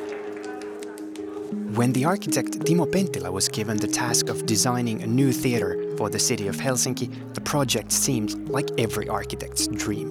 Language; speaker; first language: English; non-native, fluent; Finnish